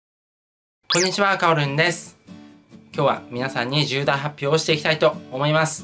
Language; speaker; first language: Japanese; native; Japanese